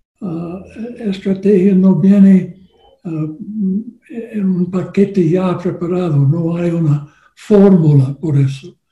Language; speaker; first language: Spanish; non-native, learner; English